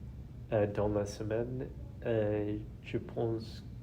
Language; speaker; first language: French; non-native, learner; English